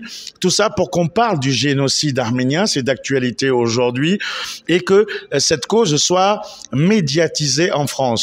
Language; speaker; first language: French; native; French